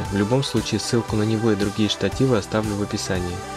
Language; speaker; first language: Russian; native; Russian